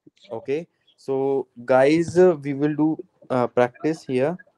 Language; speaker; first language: English; non-native, local second language; Hindi